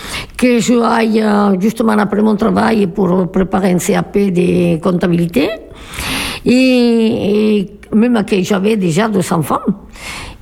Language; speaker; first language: French; non-native, fluent; Spanish